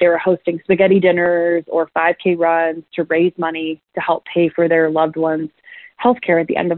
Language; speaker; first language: English; native; English